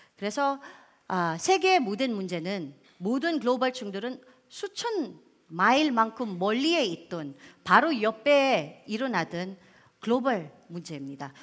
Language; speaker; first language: Korean; non-native, fluent; Filipino